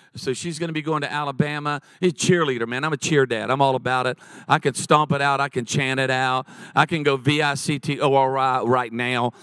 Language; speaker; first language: English; native; English